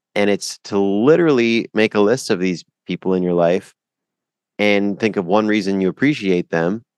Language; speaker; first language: English; native; English